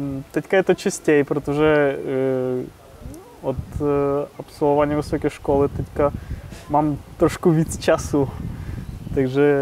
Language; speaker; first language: Czech; non-native, fluent; Russian